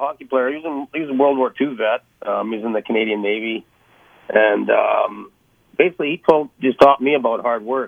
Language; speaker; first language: English; native; English